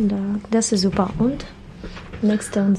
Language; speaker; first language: German; non-native, learner; Russian